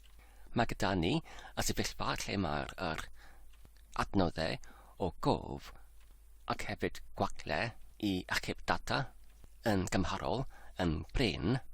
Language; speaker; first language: Welsh; non-native, learner; English